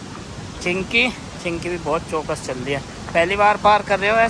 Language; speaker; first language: Hindi; native; Hindi